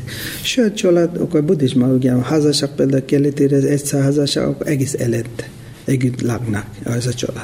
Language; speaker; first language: Hungarian; non-native, learner; Tibetan